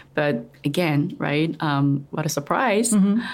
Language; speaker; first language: English; non-native, fluent; Korean